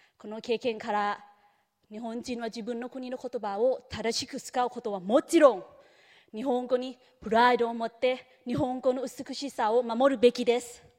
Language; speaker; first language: Japanese; non-native, fluent; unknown